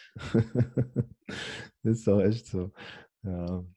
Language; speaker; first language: German; early bilingual, other home language; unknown